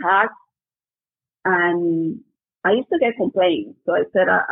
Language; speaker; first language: English; non-native, fluent; Spanish